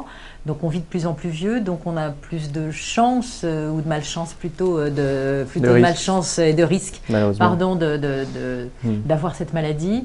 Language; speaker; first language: French; native; French